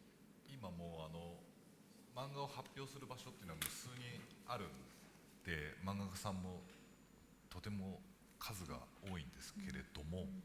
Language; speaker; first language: Japanese; native; Japanese